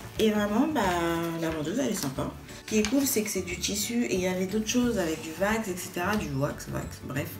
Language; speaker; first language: French; native; French